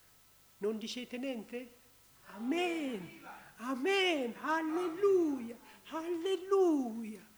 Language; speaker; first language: Italian; non-native, learner; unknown